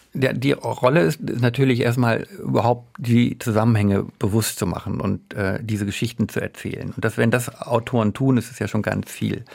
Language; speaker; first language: German; native; German